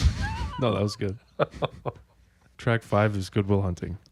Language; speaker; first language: English; native; English